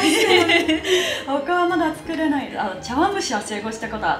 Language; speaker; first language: Japanese; non-native, fluent; Chinese